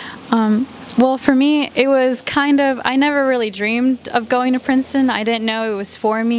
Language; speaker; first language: English; early bilingual, other home language; Spanish